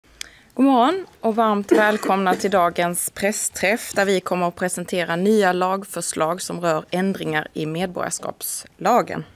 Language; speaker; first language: Swedish; native; Swedish